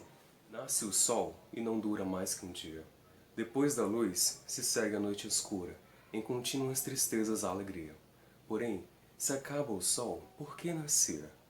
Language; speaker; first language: Portuguese; native; Portuguese